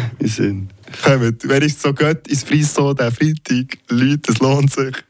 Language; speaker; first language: German; native; German